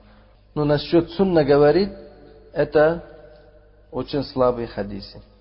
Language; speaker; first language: Russian; non-native, fluent; Uzbek